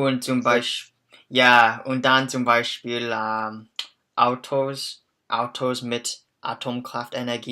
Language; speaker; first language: German; non-native, learner; English